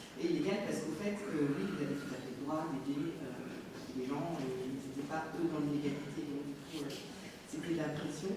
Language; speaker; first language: French; native; French